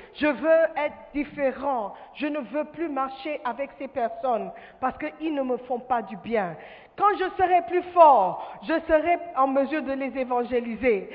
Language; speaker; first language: French; non-native, fluent; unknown